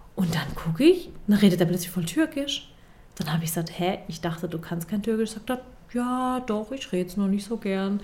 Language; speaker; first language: German; early bilingual, other home language; Turkish